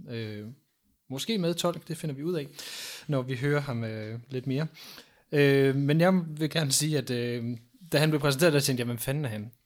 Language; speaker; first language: Danish; native; Danish